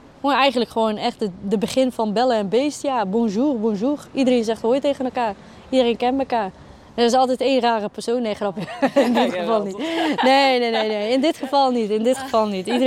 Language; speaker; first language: Dutch; early bilingual, other home language; Arabic